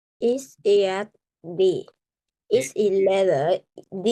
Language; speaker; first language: English; non-native, learner; Vietnamese